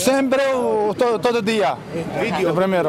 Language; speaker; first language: Spanish; non-native, learner; Arabic